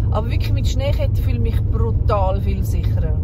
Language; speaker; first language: German; native; German